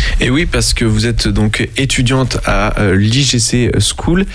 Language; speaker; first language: French; native; French